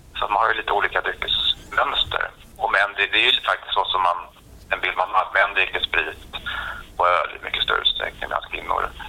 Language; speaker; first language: Swedish; native; Swedish